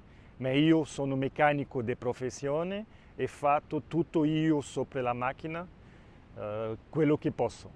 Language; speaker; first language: Italian; non-native, local second language; Spanish